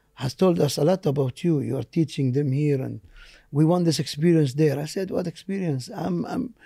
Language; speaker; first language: English; non-native, fluent; Arabic